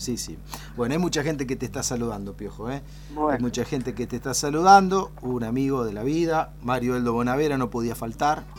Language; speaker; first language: Spanish; native; Spanish